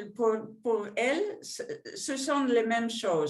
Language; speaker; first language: French; non-native, fluent; Spanish